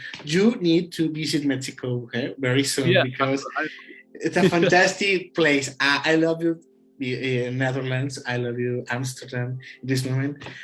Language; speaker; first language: English; non-native, learner; Spanish